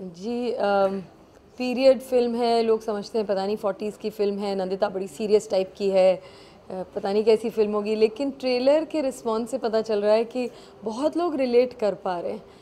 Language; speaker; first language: Hindi; native; Hindi